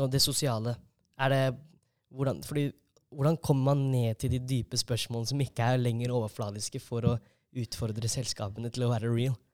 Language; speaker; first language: Norwegian; native; Norwegian